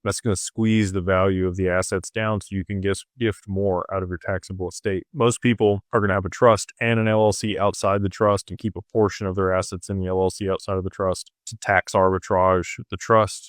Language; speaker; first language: English; native; English